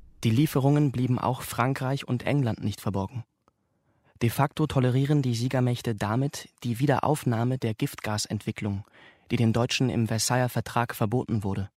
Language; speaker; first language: German; native; German